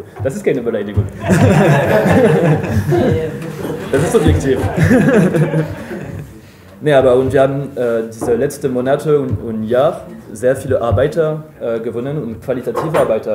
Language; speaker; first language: German; non-native, fluent; French